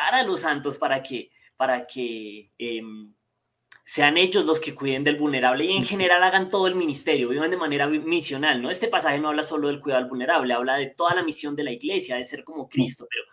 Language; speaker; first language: Spanish; native; Spanish